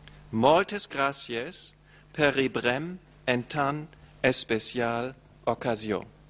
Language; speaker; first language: Catalan; non-native, learner; German